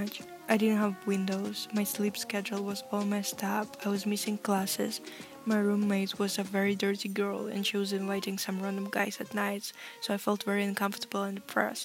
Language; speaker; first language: English; non-native, fluent; Russian